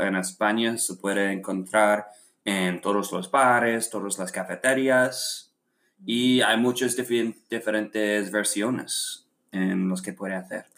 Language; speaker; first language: Spanish; non-native, learner; English